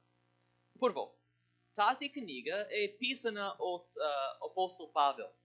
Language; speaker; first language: Bulgarian; non-native, learner; English